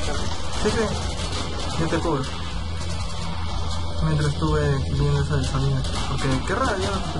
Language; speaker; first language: Spanish; native; Spanish